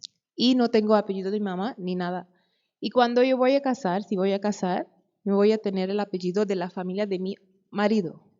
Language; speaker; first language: Spanish; non-native, fluent; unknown